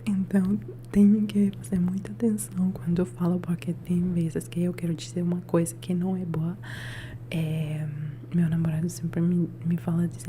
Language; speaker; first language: Portuguese; non-native, learner; Italian